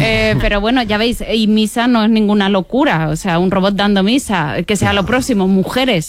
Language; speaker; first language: Spanish; native; Spanish